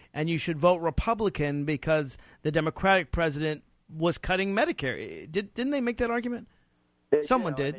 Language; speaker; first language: English; native; English